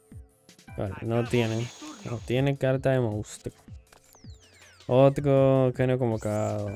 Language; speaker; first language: Spanish; native; Spanish